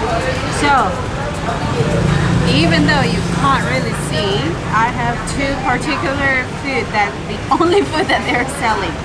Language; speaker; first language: English; non-native, fluent; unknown